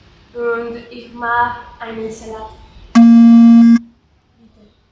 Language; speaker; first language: German; non-native, learner; Spanish